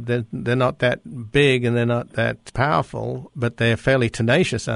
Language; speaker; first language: English; native; English